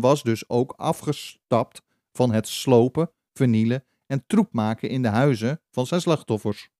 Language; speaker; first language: Dutch; native; Dutch